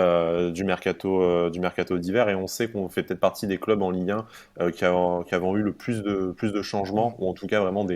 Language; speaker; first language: French; native; French